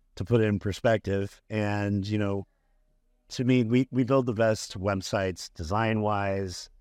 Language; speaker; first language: English; native; English